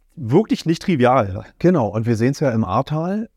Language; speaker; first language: German; native; German